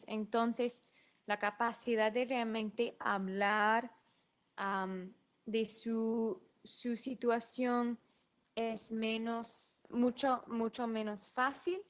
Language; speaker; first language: Spanish; non-native, fluent; English